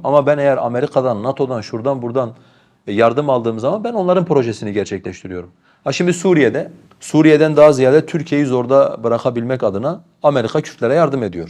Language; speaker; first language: Turkish; non-native, local second language; Kurdish